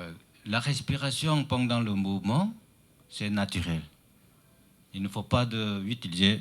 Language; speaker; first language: French; non-native, learner; Chinese